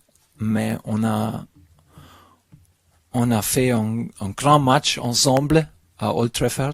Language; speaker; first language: French; non-native, learner; German